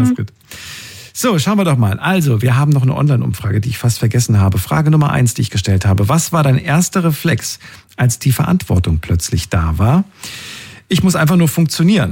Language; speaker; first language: German; native; German